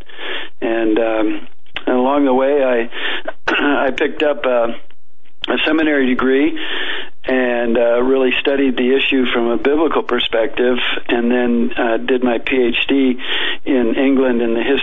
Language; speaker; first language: English; native; English